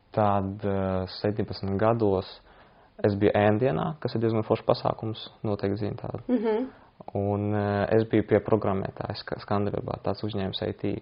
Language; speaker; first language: Latvian; non-native, local second language; Russian